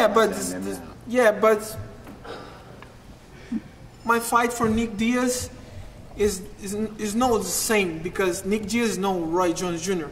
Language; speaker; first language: English; non-native, learner; Portuguese